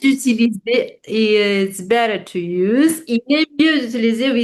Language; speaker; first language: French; non-native, fluent; Russian